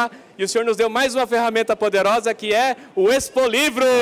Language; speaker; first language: Portuguese; native; Portuguese